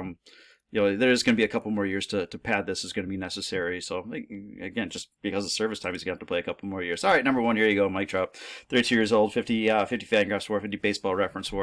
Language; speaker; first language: English; native; English